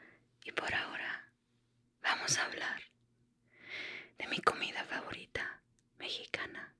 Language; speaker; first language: Spanish; early bilingual, heritage; Spanish